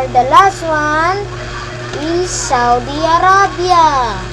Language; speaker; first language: English; non-native, fluent; Filipino